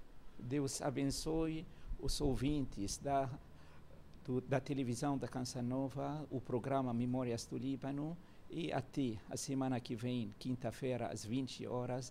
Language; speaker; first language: Portuguese; non-native, fluent; Arabic